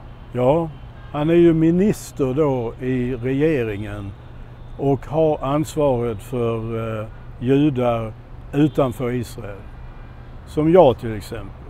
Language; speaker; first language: Swedish; non-native, fluent; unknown